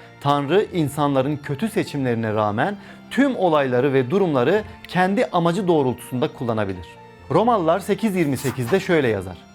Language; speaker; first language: Turkish; native; Turkish